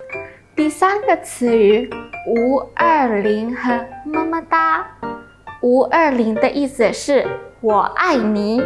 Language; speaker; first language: Chinese; non-native, learner; Indonesian